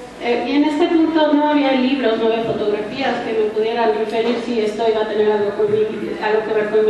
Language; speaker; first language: Spanish; native; Spanish